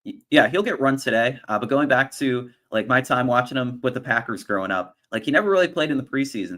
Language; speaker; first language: English; native; English